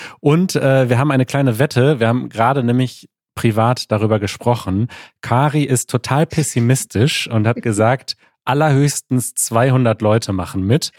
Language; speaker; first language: German; native; German